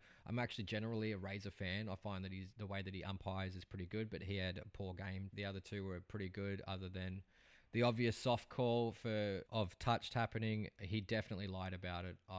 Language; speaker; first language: English; native; English